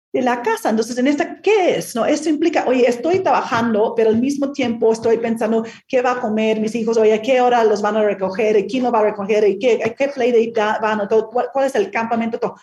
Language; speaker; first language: Spanish; non-native, fluent; English